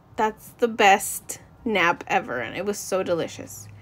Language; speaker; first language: English; native; English